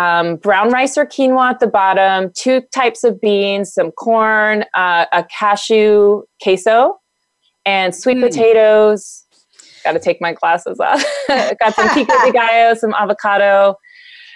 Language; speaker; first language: English; native; English